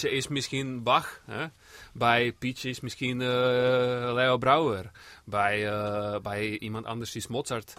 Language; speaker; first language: Dutch; non-native, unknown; Serbian